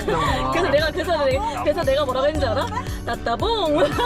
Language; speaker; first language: Korean; native; Korean